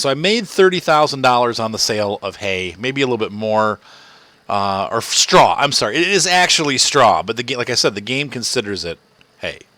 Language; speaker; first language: English; native; English